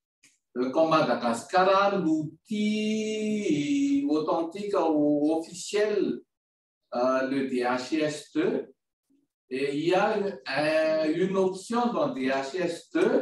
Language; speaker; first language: French; non-native, local second language; Malagasy